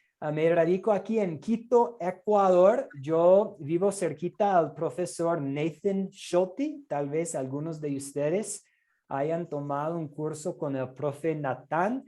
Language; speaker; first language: Spanish; non-native, fluent; English